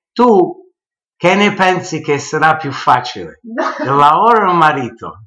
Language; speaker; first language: Italian; early bilingual, heritage; English